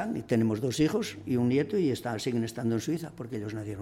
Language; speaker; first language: Spanish; native; Spanish